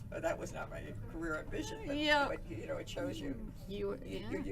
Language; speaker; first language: English; native; English